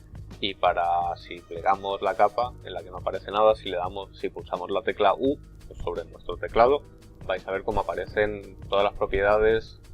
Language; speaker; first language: Spanish; native; Spanish